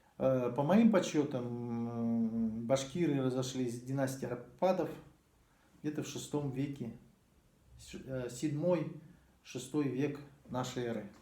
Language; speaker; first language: Russian; native; Russian